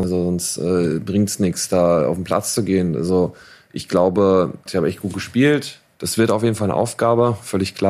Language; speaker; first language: German; native; German